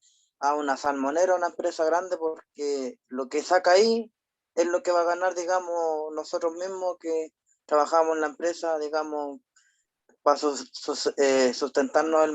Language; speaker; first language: Spanish; native; Spanish